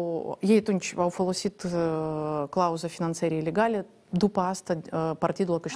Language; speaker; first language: Romanian; native; Romanian